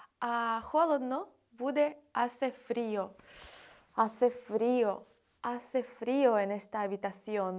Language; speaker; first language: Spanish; non-native, fluent; Ukrainian